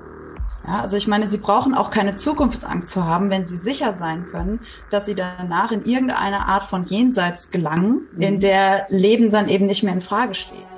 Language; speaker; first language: German; native; German